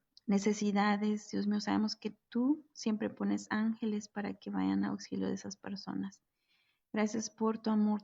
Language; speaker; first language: Spanish; native; Spanish